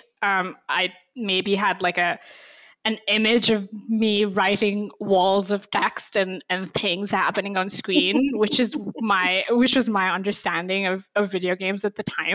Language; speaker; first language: English; native; English